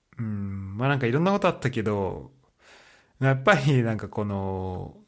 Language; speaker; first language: Japanese; native; Japanese